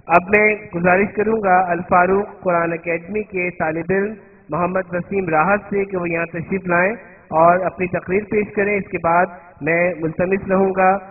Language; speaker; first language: Urdu; native; Urdu